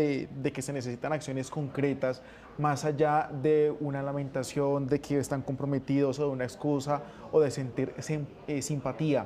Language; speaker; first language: Spanish; native; Spanish